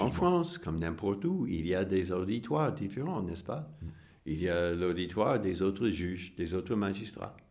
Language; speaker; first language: French; non-native, fluent; English